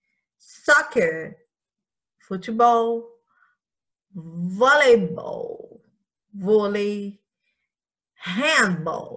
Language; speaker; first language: English; non-native, learner; Portuguese